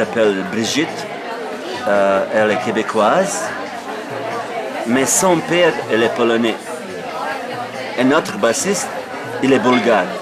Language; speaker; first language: French; non-native, fluent; Bosnian